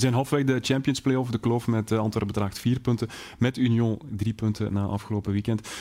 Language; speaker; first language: Dutch; native; Dutch